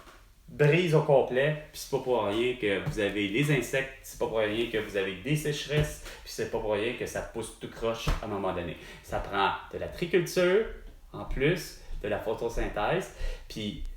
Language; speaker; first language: French; native; French